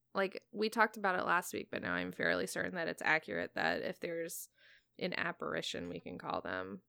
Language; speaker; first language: English; native; English